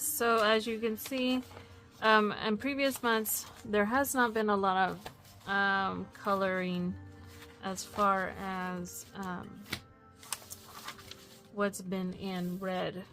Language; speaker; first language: English; native; English